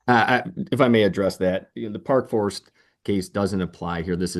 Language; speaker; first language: English; native; English